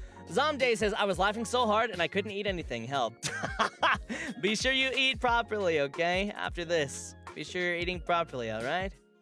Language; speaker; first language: English; native; English